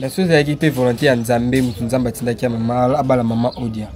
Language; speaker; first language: French; non-native, local second language; Lingala